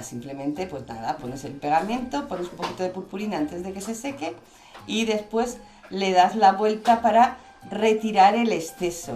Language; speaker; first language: Spanish; native; Spanish